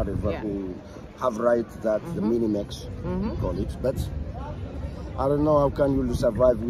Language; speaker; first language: English; non-native, learner; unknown